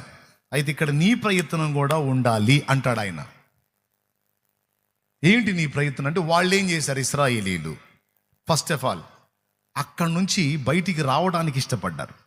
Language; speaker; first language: Telugu; native; Telugu